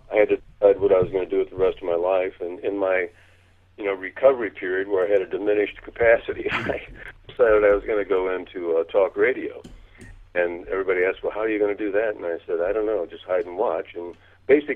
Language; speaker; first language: English; native; English